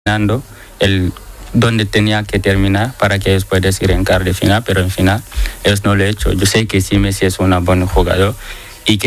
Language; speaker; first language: Spanish; non-native, learner; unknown